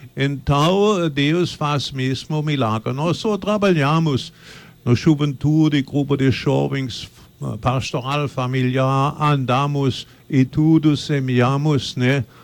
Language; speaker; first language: Portuguese; non-native, fluent; German